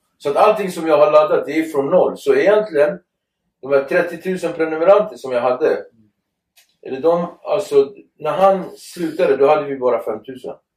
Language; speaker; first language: Swedish; early bilingual, other home language; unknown